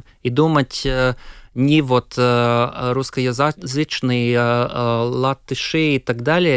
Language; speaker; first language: Russian; non-native, local second language; Latvian